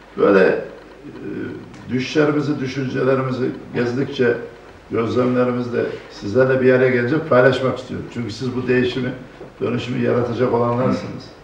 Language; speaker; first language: Turkish; native; Turkish